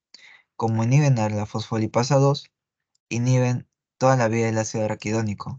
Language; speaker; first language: Spanish; native; Spanish